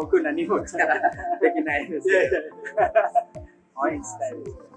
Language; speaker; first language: Japanese; non-native, fluent; Indonesian